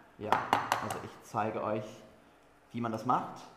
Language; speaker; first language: German; non-native, fluent; English